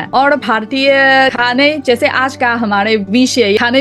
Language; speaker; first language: Hindi; non-native, learner; Chinese